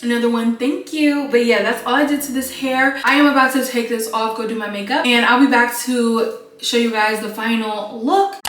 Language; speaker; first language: English; native; English